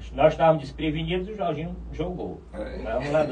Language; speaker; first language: Portuguese; native; Portuguese